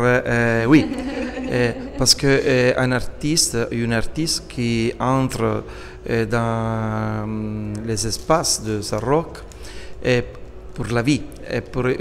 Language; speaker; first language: French; non-native, learner; Italian